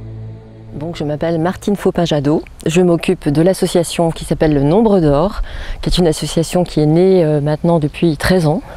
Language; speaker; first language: French; native; French